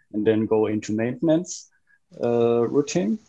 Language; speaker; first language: English; non-native, fluent; Hebrew